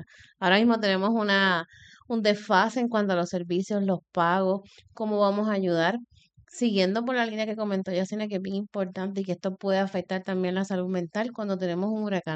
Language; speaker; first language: Spanish; native; Spanish